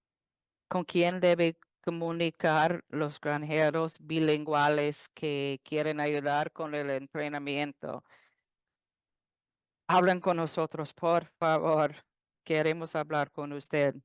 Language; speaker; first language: Spanish; non-native, fluent; English